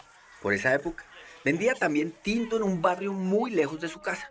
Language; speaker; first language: Spanish; native; Spanish